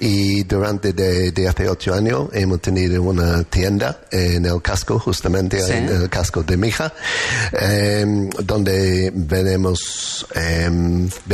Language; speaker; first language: Spanish; non-native, fluent; English